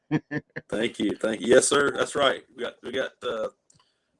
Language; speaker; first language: English; native; English